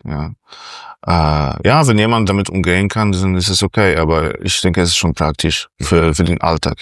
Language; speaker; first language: German; non-native, fluent; Polish